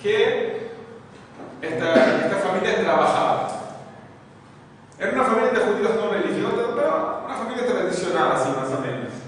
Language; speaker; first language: Spanish; non-native, fluent; Portuguese